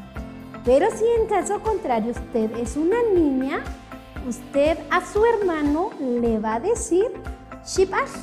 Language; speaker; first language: Spanish; non-native, local second language; Kʼicheʼ